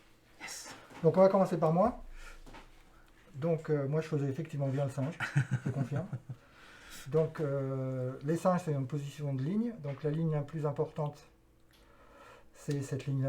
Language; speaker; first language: French; native; French